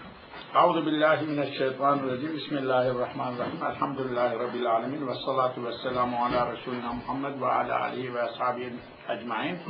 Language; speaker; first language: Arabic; non-native, fluent; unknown